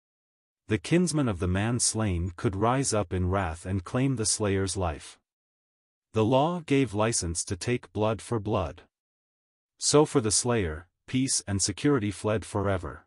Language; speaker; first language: English; native; English